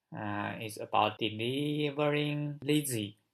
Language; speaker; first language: English; non-native, learner; Chinese